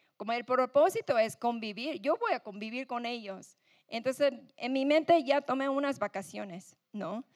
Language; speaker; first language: Spanish; non-native, fluent; English